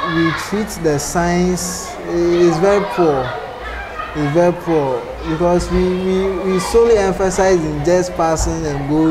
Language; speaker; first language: English; non-native, local second language; Akan